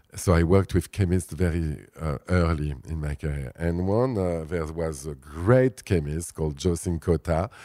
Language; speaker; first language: English; non-native, fluent; French